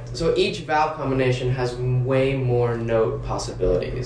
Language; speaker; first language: English; native; English